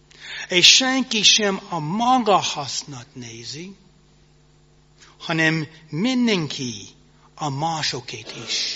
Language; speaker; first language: Hungarian; non-native, fluent; English